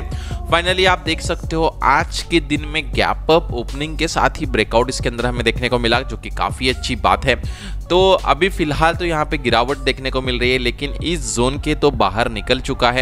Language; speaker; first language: Hindi; native; Hindi